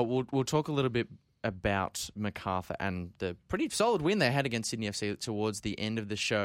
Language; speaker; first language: English; native; English